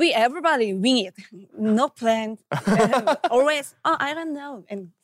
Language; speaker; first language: English; non-native, learner; Korean